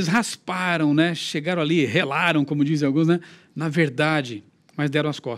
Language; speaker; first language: Portuguese; native; Portuguese